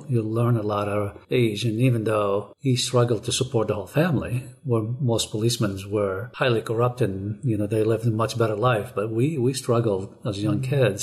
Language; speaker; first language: English; non-native, fluent; Arabic